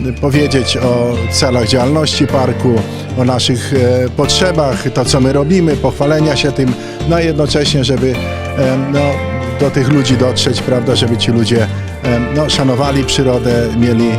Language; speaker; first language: Polish; native; Polish